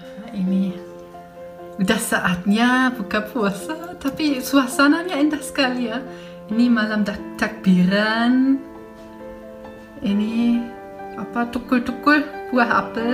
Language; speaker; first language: Indonesian; non-native, fluent; German